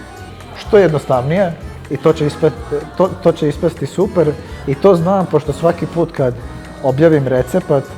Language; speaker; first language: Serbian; early bilingual, heritage; Serbian